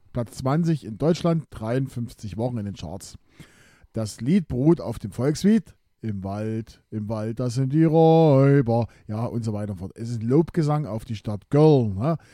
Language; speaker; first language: German; native; German